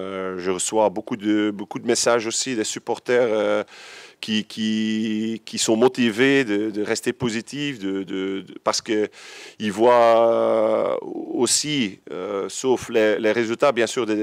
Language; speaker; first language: French; non-native, local second language; Dutch